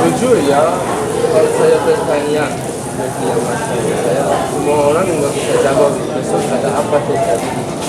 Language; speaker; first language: Indonesian; non-native, learner; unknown